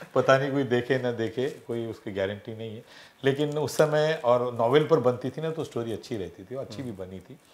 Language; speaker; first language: Hindi; non-native, local second language; Marathi